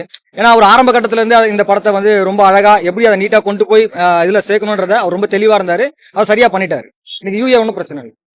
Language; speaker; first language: Tamil; native; Tamil